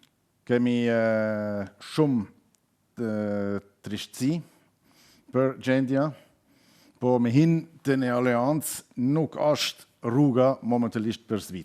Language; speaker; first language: Albanian; non-native, fluent; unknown